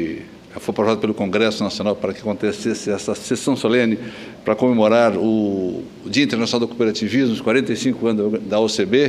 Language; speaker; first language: Portuguese; native; Portuguese